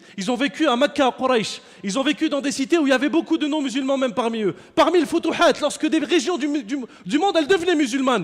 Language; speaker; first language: French; native; French